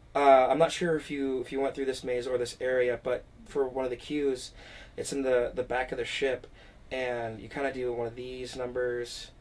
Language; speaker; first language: English; native; English